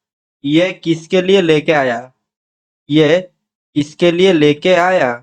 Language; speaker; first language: Hindi; non-native, learner; Bangla